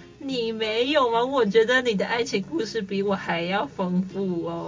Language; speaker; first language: Chinese; native; Chinese